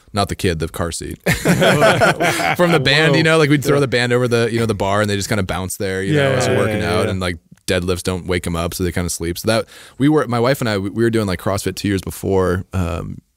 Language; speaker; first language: English; native; English